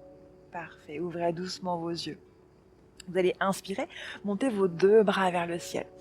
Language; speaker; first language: French; native; French